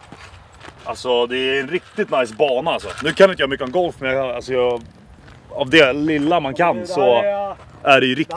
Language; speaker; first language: Swedish; native; Swedish